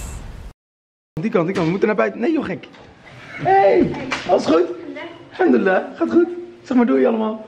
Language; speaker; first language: Dutch; native; Dutch